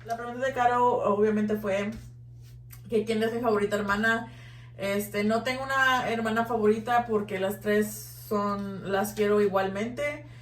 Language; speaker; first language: Spanish; early bilingual, heritage; Spanish